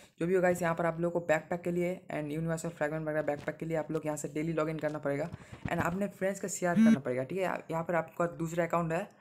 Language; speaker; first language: Hindi; non-native, local second language; Bangla